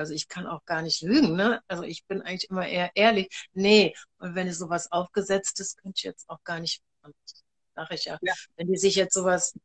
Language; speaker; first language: German; native; German